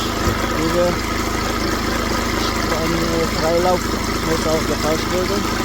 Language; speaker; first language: German; non-native, learner; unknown